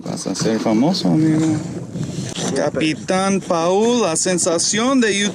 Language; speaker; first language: Spanish; non-native, learner; English